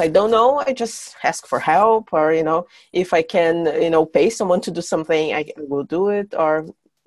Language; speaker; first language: English; non-native, fluent; Portuguese